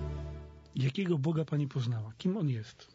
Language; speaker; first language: Polish; native; Polish